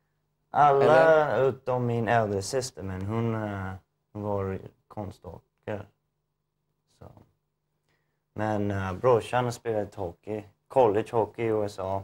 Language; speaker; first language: Swedish; non-native, fluent; English